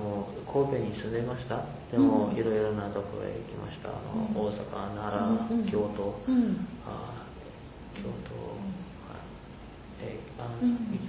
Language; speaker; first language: Japanese; non-native, learner; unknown